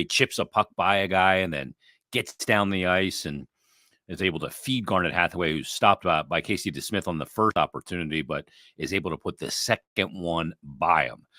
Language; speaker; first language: English; native; English